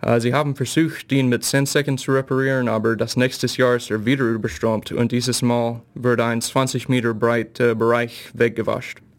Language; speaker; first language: German; non-native, fluent; English